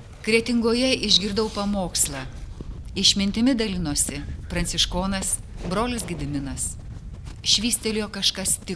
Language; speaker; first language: Lithuanian; native; Lithuanian